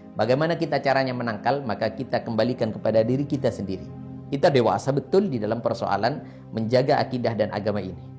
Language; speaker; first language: Indonesian; non-native, local second language; Madurese